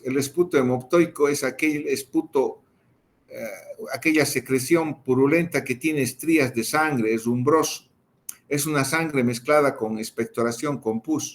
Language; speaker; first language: Spanish; native; Spanish